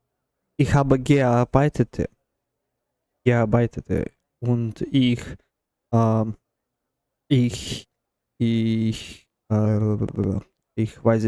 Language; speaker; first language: German; non-native, learner; Russian